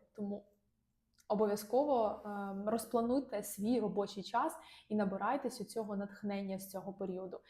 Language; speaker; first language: Ukrainian; non-native, local second language; Russian